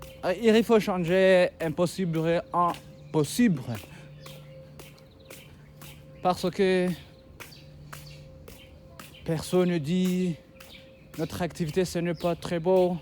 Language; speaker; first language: French; non-native, learner; Kinyarwanda